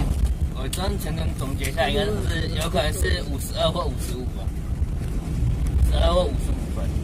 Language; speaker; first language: Chinese; native; Chinese